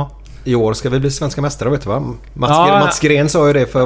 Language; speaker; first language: Swedish; native; Swedish